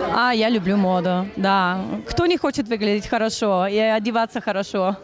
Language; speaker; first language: Russian; early bilingual, heritage; Russian